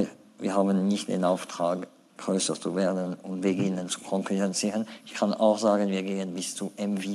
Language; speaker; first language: German; non-native, fluent; French